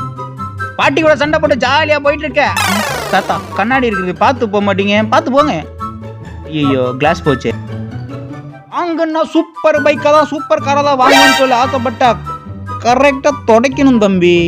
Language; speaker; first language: Tamil; native; Tamil